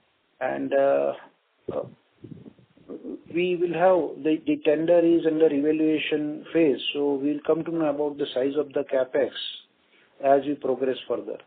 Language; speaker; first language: English; non-native, local second language; Gujarati